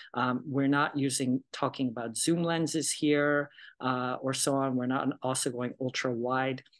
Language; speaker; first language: English; early bilingual, other home language; Japanese